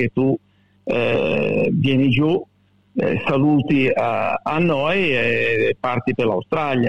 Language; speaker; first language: Italian; early bilingual, heritage; Italian